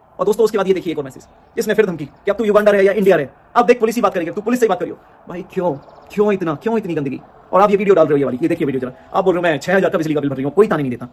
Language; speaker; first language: Hindi; native; Hindi